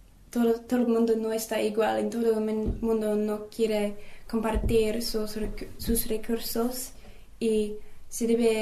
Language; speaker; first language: Spanish; non-native, learner; English